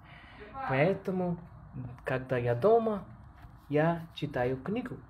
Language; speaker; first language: Russian; non-native, learner; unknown